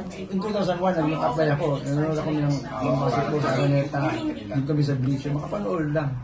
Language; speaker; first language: Filipino; non-native, local second language; Cebuano